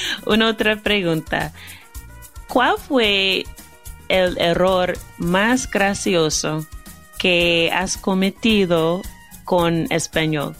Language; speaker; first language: Spanish; non-native, fluent; English